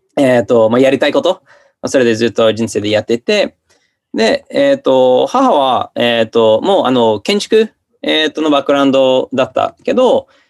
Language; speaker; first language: Japanese; non-native, fluent; English